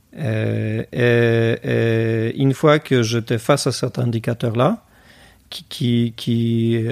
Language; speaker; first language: French; non-native, fluent; Polish